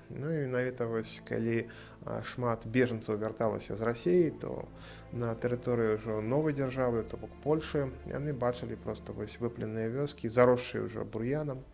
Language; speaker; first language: Belarusian; native; Belarusian